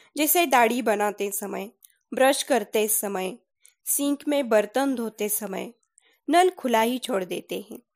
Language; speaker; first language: Hindi; non-native, local second language; Marathi